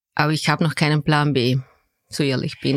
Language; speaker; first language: German; early bilingual, other home language; Turkish